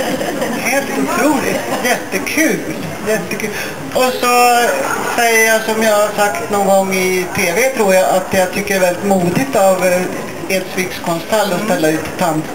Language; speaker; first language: Swedish; native; Swedish